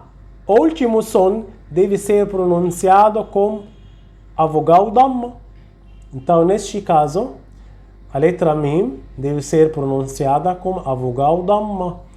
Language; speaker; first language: Portuguese; non-native, fluent; Arabic